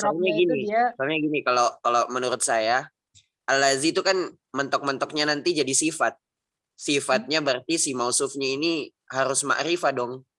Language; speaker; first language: Indonesian; native; Indonesian